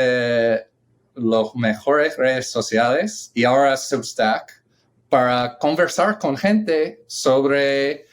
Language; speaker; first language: Spanish; non-native, fluent; English